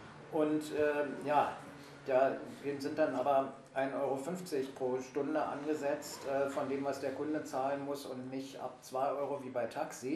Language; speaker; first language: German; native; German